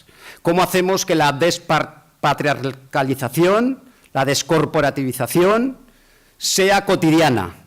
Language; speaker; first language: Spanish; native; Spanish